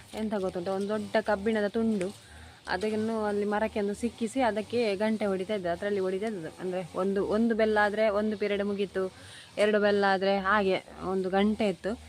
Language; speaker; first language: Kannada; non-native, local second language; Tulu